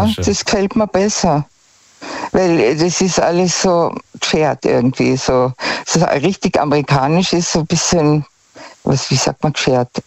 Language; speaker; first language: German; native; German